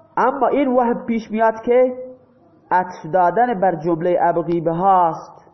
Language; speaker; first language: Persian; non-native, local second language; Baluchi